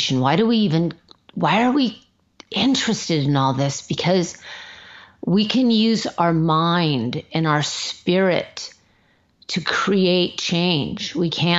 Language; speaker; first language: English; native; English